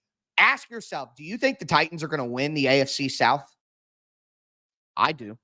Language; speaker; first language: English; native; English